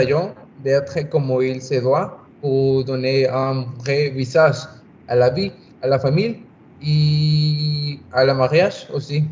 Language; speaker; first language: French; non-native, learner; Spanish